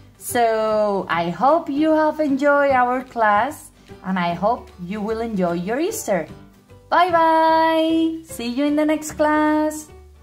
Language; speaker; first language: English; non-native, fluent; Spanish